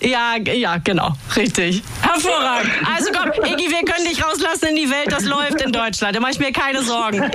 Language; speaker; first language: German; native; German